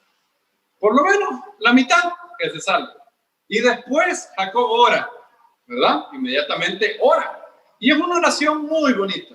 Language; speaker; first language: Spanish; native; Spanish